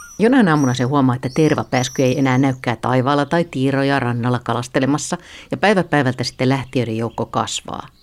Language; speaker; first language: Finnish; native; Finnish